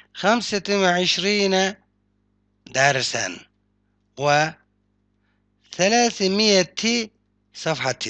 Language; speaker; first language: Arabic; non-native, fluent; Turkish